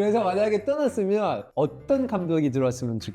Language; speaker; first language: Korean; native; Korean